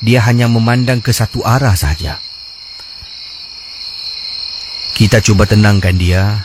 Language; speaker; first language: Malay; native; Malay